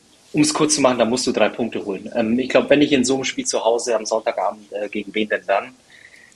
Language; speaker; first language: German; native; German